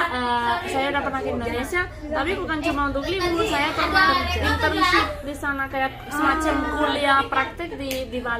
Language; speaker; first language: Indonesian; non-native, fluent; Spanish